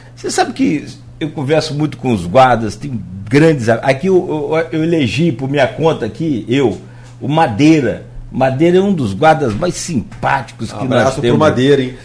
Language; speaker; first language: Portuguese; native; Portuguese